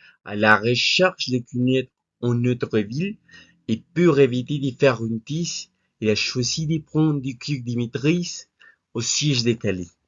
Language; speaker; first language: French; non-native, learner; Spanish